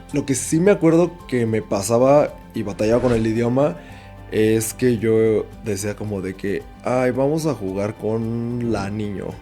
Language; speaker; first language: Spanish; early bilingual, other home language; Cantonese